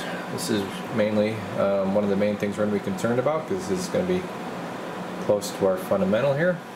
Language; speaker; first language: English; native; English